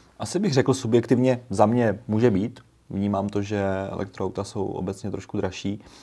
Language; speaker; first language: Czech; native; Czech